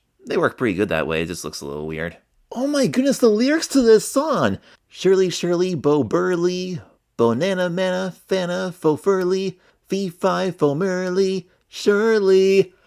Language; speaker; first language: English; native; English